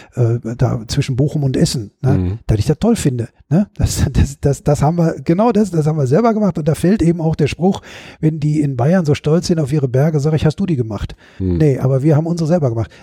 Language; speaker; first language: German; native; German